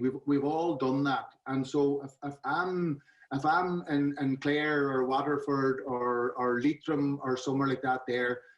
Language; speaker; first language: English; native; English